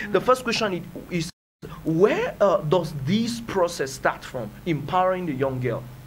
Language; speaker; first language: English; native; English